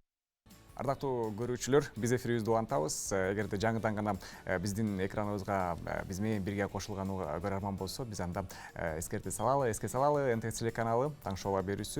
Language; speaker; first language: Kyrgyz; native; Kyrgyz